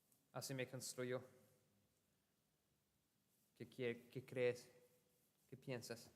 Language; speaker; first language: Spanish; early bilingual, heritage; Spanish